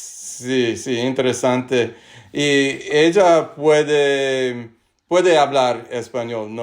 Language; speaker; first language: Spanish; non-native, learner; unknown